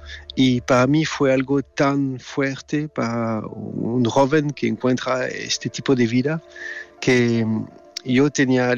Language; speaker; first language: Spanish; non-native, fluent; French